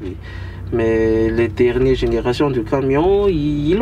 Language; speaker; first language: French; non-native, local second language; Malagasy